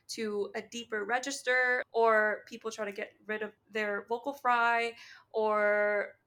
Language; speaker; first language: English; native; English